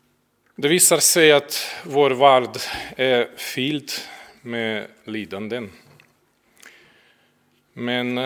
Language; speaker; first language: Swedish; non-native, fluent; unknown